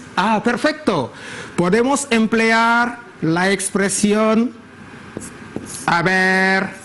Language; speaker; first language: Spanish; non-native, fluent; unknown